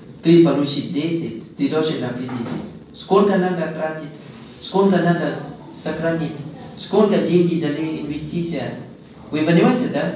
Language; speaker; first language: Russian; non-native, learner; Thai